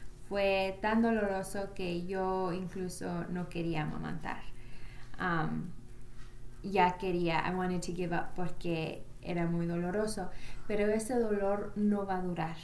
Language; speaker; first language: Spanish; early bilingual, heritage; Spanish